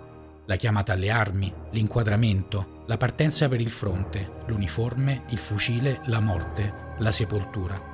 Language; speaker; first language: Italian; native; Italian